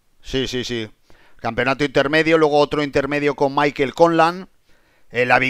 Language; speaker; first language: Spanish; native; Spanish